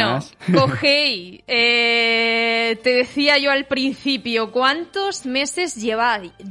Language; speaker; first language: Spanish; native; Spanish